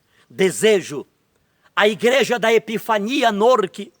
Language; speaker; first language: Portuguese; native; Portuguese